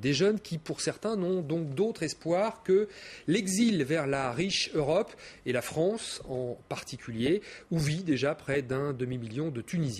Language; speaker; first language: French; native; French